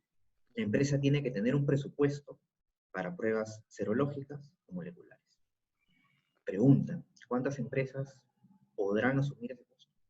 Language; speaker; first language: Spanish; native; Spanish